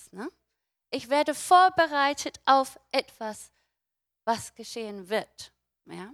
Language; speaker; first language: German; non-native, fluent; English